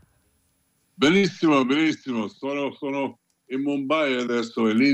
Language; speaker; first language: Italian; non-native, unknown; Hindi